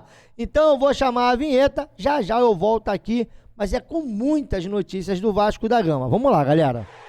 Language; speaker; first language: Portuguese; native; Portuguese